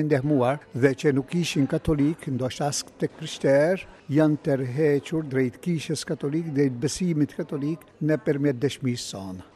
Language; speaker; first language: Albanian; non-native, fluent; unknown